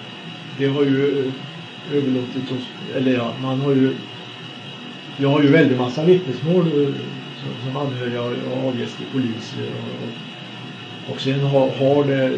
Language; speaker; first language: Swedish; native; Swedish